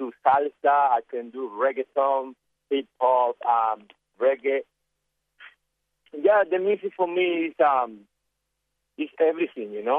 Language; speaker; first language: English; non-native, learner; Spanish